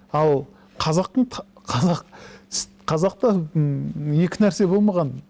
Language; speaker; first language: Kazakh; early bilingual, heritage; Kazakh